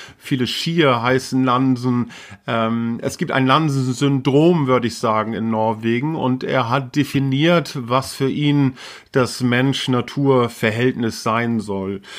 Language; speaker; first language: German; native; German